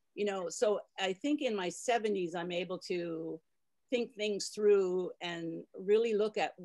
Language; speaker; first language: English; native; English